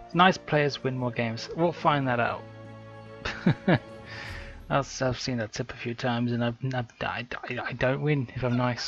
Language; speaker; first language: English; native; English